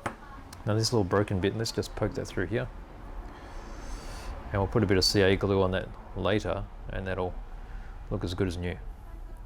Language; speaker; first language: English; native; English